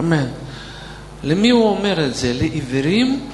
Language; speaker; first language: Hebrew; non-native, fluent; Russian